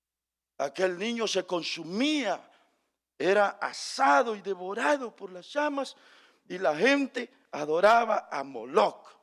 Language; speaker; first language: Spanish; native; Spanish